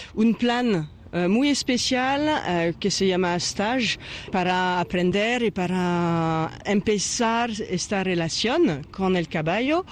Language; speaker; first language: Spanish; non-native, learner; French